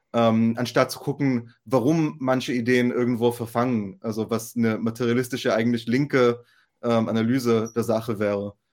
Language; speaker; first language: German; non-native, fluent; Hebrew